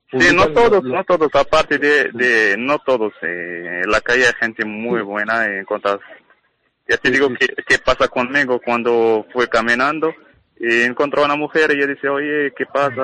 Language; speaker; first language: Spanish; non-native, learner; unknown